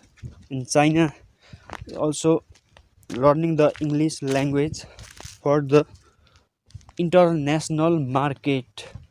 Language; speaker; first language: English; non-native, local second language; Nepali